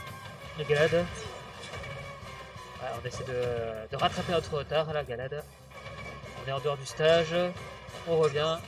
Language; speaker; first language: French; native; French